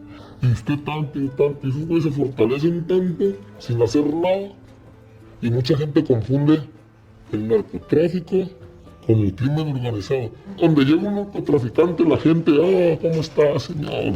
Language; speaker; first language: Spanish; native; Spanish